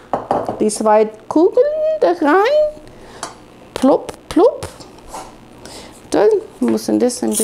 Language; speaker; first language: German; non-native, fluent; English